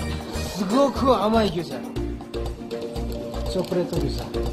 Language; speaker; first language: Japanese; non-native, fluent; Korean